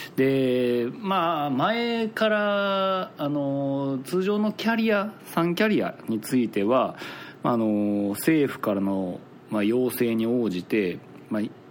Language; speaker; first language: Japanese; native; Japanese